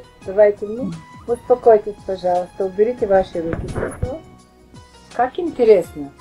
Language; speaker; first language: Russian; non-native, learner; Bulgarian